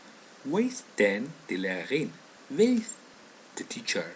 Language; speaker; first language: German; non-native, fluent; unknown